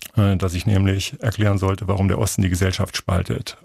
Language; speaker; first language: German; native; German